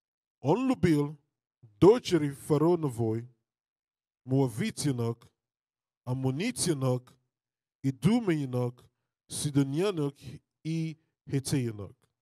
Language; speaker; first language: Russian; non-native, learner; English